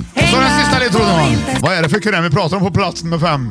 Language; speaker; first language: Swedish; native; Swedish